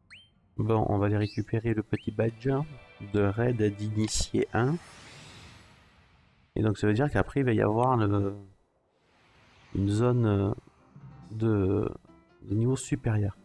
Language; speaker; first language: French; native; French